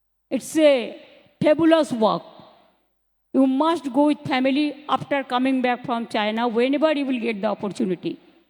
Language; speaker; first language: English; non-native, local second language; Bangla